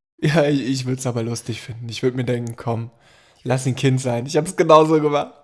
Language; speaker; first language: German; native; German